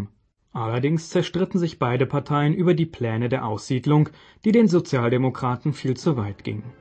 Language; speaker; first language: German; native; German